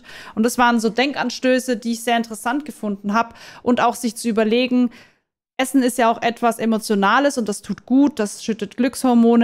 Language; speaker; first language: German; native; German